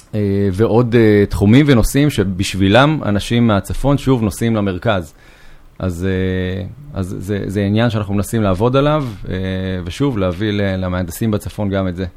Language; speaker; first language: Hebrew; native; Hebrew